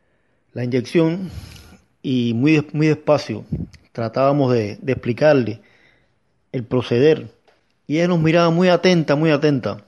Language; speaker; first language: Spanish; native; Spanish